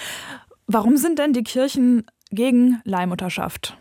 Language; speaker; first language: German; native; German